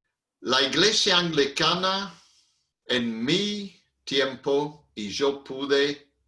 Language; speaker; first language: Spanish; non-native, fluent; English